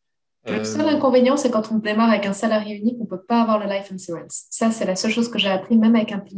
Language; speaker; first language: French; native; French